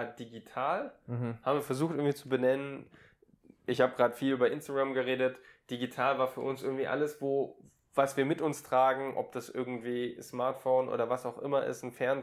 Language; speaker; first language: German; native; German